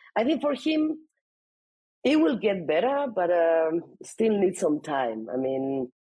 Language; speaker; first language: English; non-native, fluent; Spanish